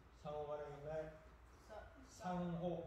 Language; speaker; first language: Korean; non-native, fluent; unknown